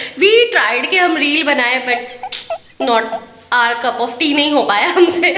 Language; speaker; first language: Hindi; native; Hindi